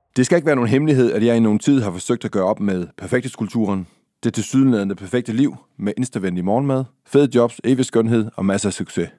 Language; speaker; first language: Danish; native; Danish